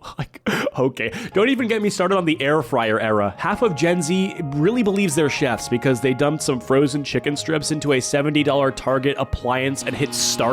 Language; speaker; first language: English; native; English